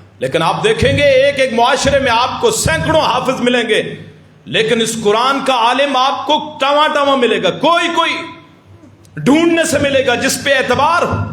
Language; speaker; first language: Urdu; non-native, local second language; Punjabi